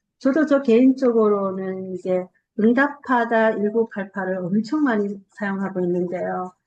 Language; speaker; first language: Korean; native; Korean